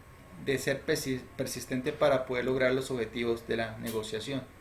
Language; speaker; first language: Spanish; native; Spanish